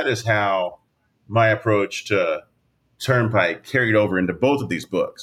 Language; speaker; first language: English; native; English